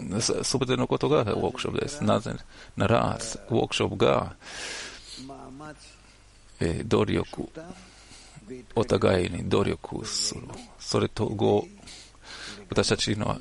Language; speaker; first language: Japanese; non-native, learner; Hebrew